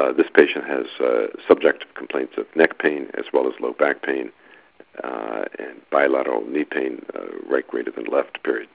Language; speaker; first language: English; native; English